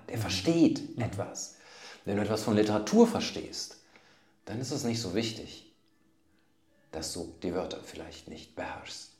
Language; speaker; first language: German; native; German